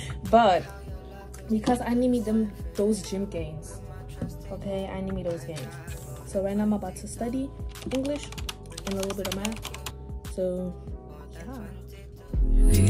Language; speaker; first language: English; non-native, fluent; Portuguese